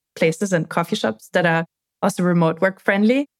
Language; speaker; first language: English; non-native, fluent; German